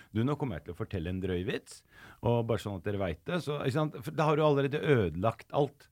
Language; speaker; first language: Norwegian; early bilingual, other home language; Arabic